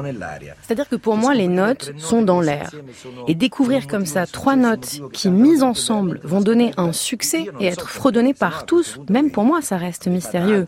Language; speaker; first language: French; native; French